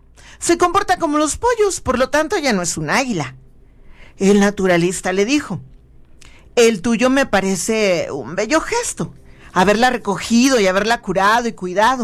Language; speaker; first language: Spanish; native; Spanish